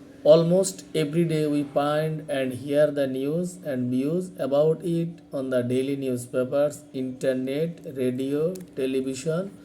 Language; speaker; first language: English; non-native, local second language; Bangla